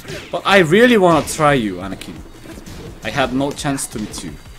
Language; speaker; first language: English; non-native, fluent; Korean